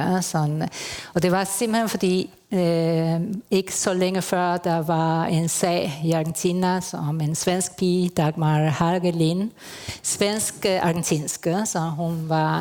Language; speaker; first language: Danish; early bilingual, heritage; Spanish